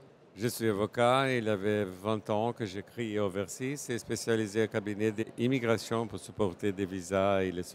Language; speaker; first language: French; non-native, fluent; Portuguese